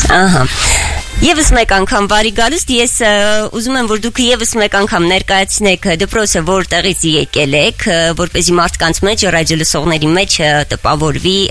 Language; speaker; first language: Armenian; native; Armenian